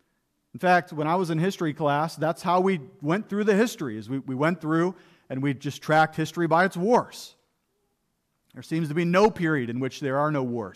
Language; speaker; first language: English; native; English